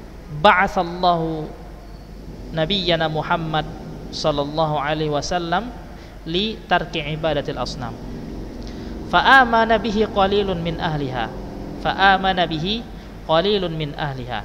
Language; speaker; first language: Arabic; non-native, fluent; Indonesian